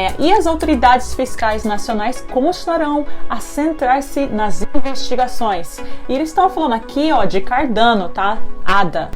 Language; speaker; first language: Portuguese; early bilingual, heritage; Japanese